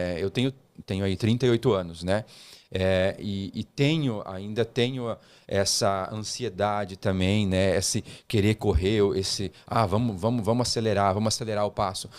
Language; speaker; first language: Portuguese; early bilingual, heritage; Portuguese